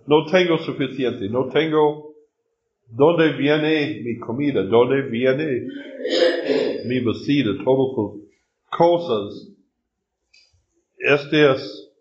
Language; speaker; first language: Spanish; non-native, learner; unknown